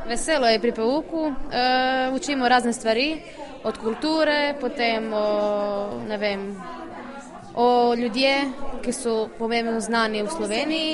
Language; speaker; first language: Slovenian; early bilingual, heritage; Croatian